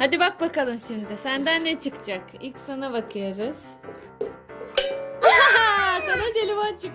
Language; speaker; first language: Turkish; native; Turkish